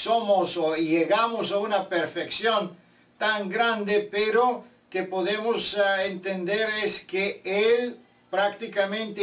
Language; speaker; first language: Spanish; non-native, fluent; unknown